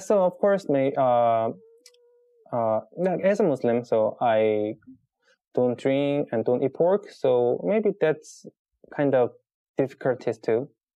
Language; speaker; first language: English; non-native, learner; Korean